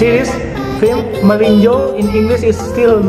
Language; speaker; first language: English; non-native, learner; Indonesian